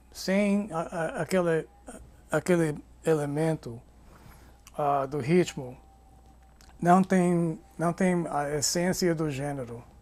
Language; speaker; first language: Portuguese; non-native, fluent; English